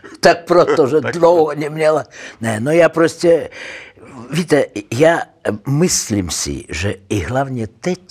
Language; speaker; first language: Czech; non-native, learner; Russian